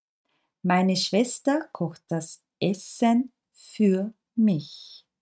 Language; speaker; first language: German; non-native, fluent; Turkish